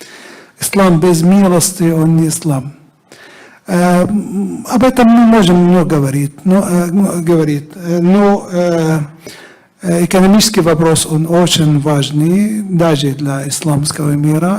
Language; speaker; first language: Russian; non-native, fluent; Arabic